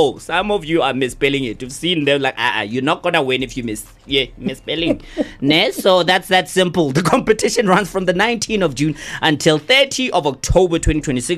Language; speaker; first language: English; non-native, local second language; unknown